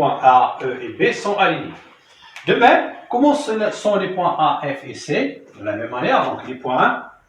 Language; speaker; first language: French; non-native, local second language; Arabic